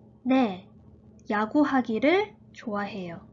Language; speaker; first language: Korean; early bilingual, heritage; Korean